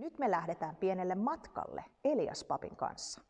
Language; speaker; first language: Finnish; native; Finnish